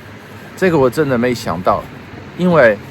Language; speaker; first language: Chinese; non-native, fluent; Dutch